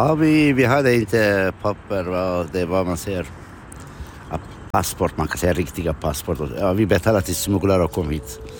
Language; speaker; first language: Swedish; non-native, fluent; Kurdish